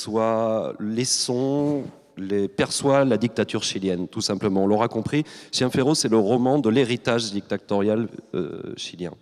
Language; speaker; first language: French; native; French